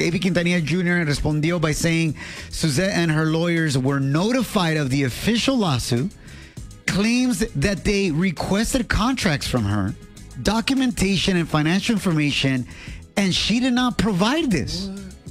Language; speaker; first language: English; early bilingual, other home language; Spanish